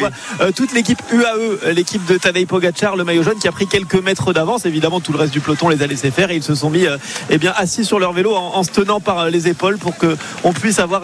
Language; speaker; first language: French; native; French